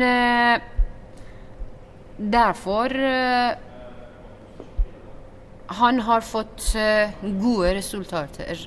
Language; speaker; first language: Norwegian; non-native, learner; Persian